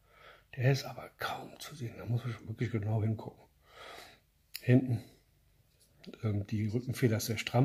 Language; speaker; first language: German; native; German